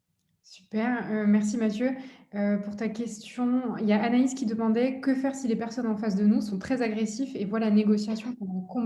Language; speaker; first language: French; native; French